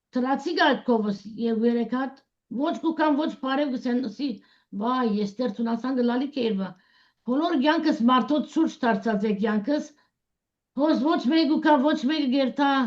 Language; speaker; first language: Armenian; early bilingual, heritage; Armenian